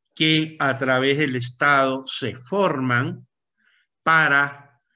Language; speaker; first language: Spanish; native; Spanish